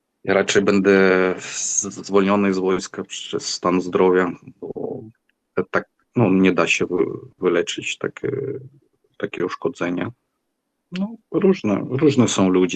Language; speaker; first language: Polish; non-native, fluent; Ukrainian